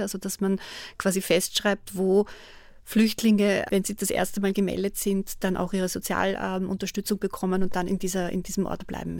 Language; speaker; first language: German; native; German